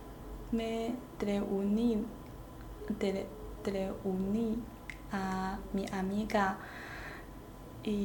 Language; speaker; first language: Spanish; non-native, learner; Chinese